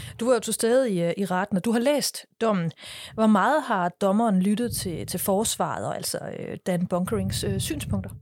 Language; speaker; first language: Danish; native; Danish